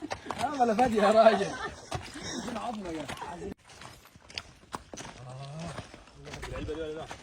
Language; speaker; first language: Arabic; native; Arabic